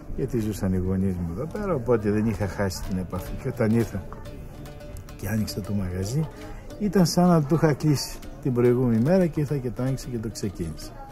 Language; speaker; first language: Greek; non-native, local second language; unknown